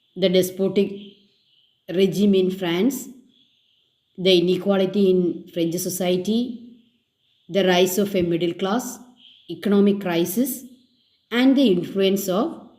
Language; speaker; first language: English; non-native, local second language; Malayalam